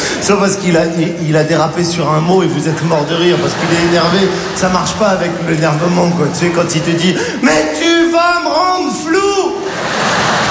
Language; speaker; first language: French; native; French